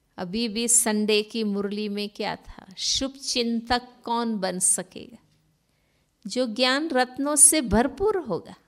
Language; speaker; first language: Hindi; non-native, local second language; Gujarati